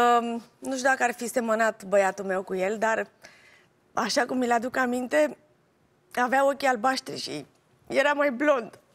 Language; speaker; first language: Romanian; native; Romanian